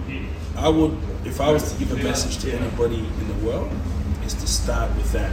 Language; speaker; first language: English; non-native, local second language; Nyanja